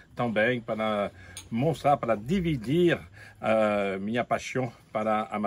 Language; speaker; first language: Portuguese; non-native, fluent; French